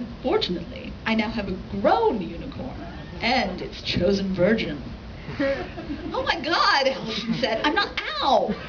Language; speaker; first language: English; native; English